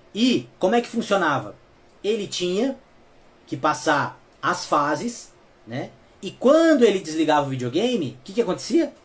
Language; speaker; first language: Portuguese; native; Portuguese